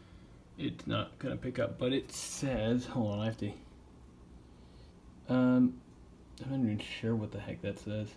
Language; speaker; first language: English; native; English